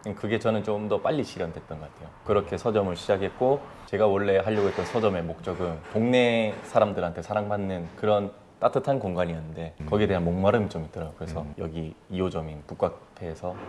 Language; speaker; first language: Korean; native; Korean